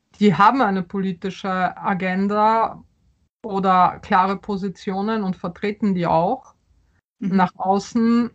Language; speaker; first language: German; early bilingual, other home language; Polish